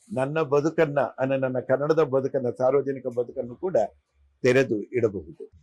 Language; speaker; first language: Kannada; non-native, local second language; Telugu